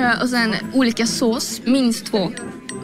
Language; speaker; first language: Swedish; early bilingual, other home language; Azerbaijani